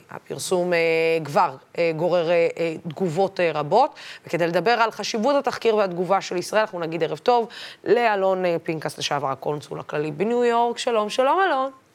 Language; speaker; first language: Hebrew; non-native, local second language; Arabic